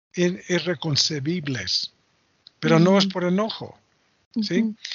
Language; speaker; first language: Spanish; non-native, fluent; English